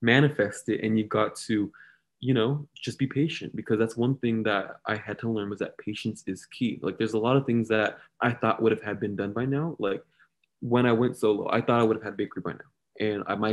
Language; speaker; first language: English; native; English